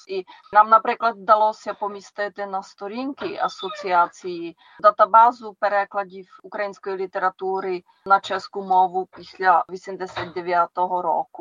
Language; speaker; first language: Ukrainian; non-native, fluent; Czech